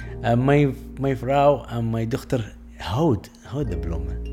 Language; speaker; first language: Dutch; non-native, learner; Arabic